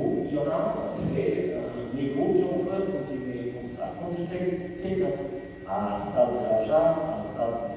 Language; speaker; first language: French; non-native, fluent; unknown